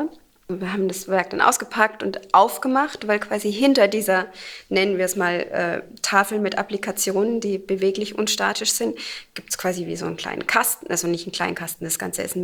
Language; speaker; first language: German; native; German